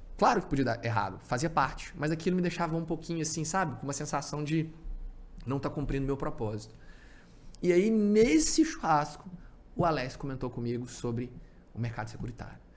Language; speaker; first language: Portuguese; native; Portuguese